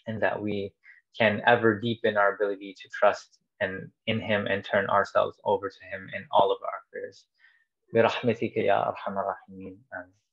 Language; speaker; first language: English; native; English